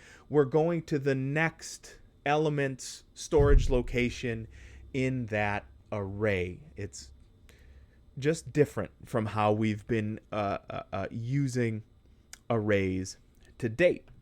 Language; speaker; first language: English; native; English